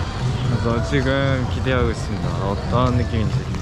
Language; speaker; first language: Korean; early bilingual, heritage; English